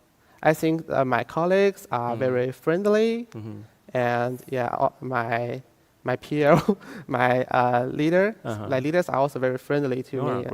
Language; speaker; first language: English; non-native, fluent; Chinese